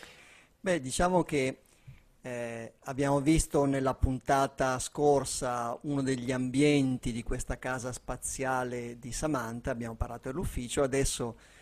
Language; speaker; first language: Italian; native; Italian